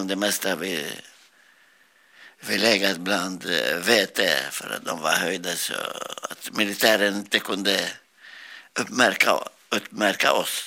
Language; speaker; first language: Swedish; non-native, learner; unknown